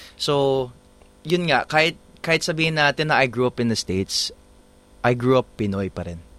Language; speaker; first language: Filipino; early bilingual, heritage; Filipino